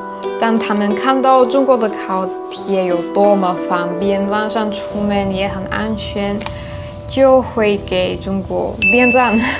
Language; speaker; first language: Chinese; non-native, fluent; Slovak